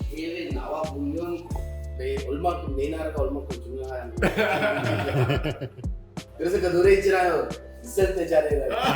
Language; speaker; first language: Korean; non-native, fluent; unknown